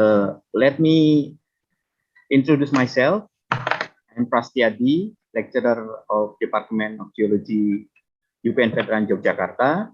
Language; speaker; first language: English; non-native, fluent; Indonesian